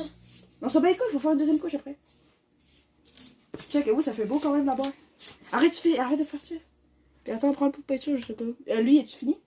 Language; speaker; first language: French; native; French